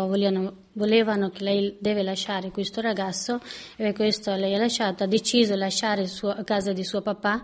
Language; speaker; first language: Italian; non-native, learner; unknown